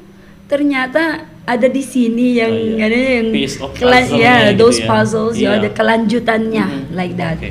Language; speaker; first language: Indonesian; non-native, learner; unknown